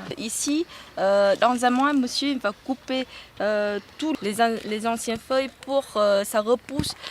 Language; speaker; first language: French; non-native, fluent; Vietnamese